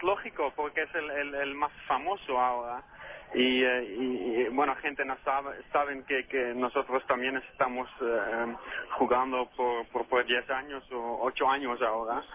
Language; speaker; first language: Spanish; non-native, learner; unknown